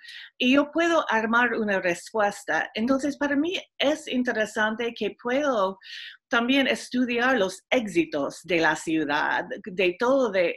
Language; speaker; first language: Spanish; non-native, fluent; English